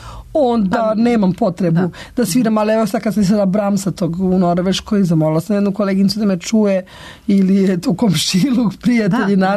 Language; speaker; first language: Serbian; native; Serbian